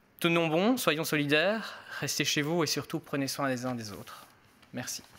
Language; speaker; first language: French; native; French